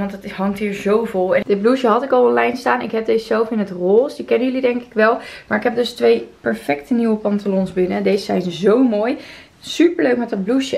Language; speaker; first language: Dutch; native; Dutch